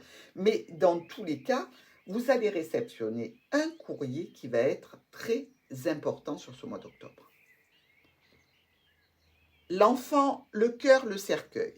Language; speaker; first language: French; native; French